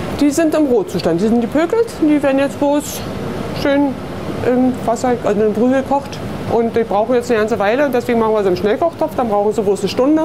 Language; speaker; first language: German; native; German